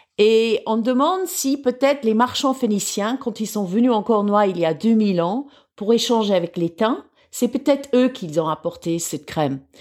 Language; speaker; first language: French; non-native, fluent; English